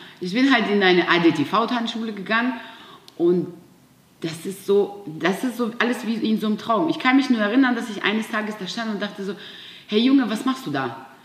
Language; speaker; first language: German; non-native, fluent; Russian